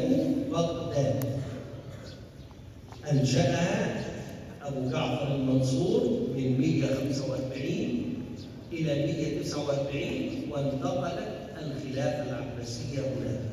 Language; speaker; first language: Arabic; non-native, fluent; Indonesian